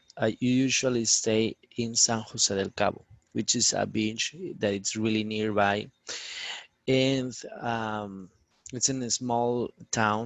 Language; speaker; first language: English; non-native, fluent; Spanish